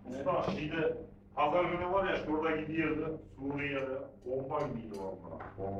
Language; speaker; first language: Turkish; non-native, learner; Arabic